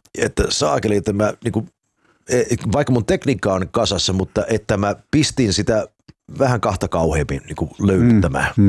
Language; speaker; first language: Finnish; early bilingual, heritage; Finnish